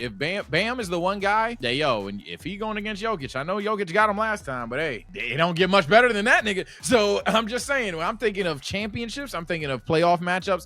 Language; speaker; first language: English; native; English